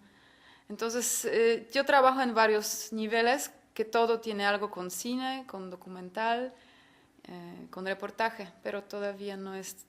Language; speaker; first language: Spanish; non-native, fluent; Polish